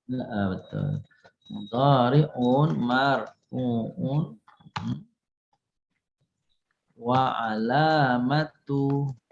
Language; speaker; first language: Arabic; non-native, fluent; Indonesian